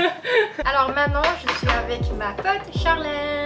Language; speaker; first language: French; early bilingual, heritage; Cantonese